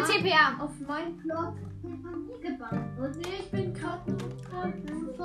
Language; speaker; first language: German; native; German